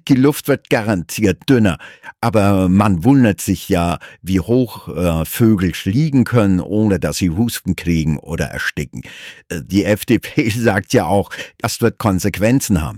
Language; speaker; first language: German; native; German